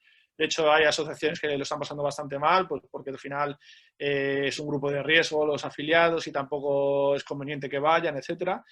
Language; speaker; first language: Spanish; native; Spanish